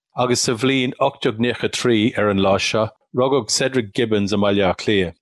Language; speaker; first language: Irish; non-native, local second language; English